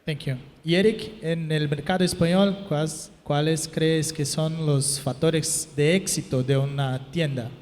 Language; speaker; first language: Spanish; non-native, fluent; Portuguese